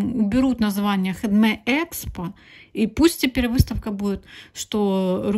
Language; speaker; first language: Ukrainian; non-native, local second language; Russian